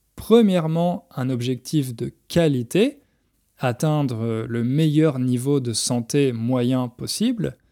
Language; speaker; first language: French; native; French